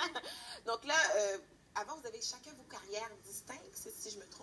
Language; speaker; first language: French; native; French